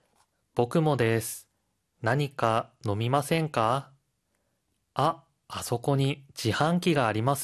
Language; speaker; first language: Japanese; non-native, fluent; Korean